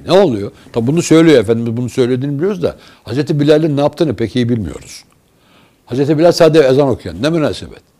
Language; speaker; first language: Turkish; native; Turkish